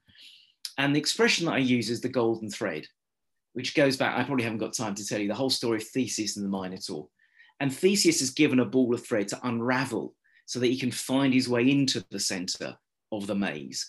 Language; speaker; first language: English; native; English